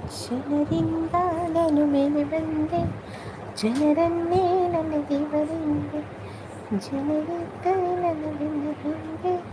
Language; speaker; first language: Kannada; native; Kannada